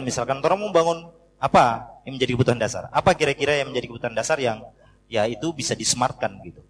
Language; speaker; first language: Indonesian; native; Indonesian